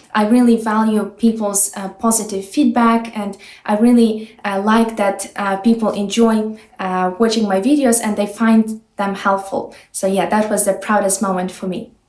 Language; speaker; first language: English; non-native, fluent; Ukrainian